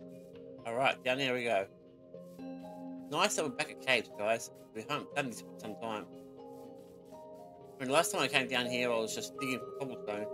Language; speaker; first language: English; native; English